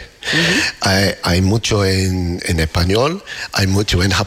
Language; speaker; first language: Spanish; non-native, learner; English